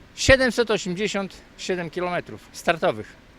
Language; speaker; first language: Polish; native; Polish